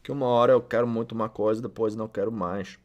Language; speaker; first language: Portuguese; non-native, learner; English